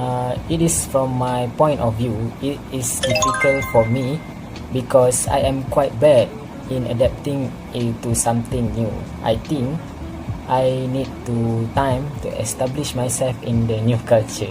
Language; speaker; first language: English; non-native, local second language; Malay